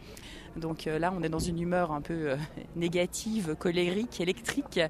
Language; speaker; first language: French; native; French